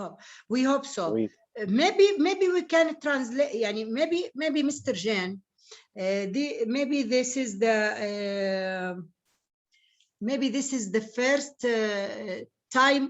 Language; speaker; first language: English; non-native, learner; Arabic